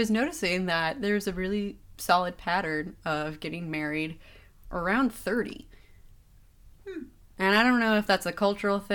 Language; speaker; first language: English; native; English